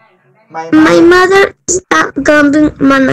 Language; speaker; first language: English; non-native, learner; Spanish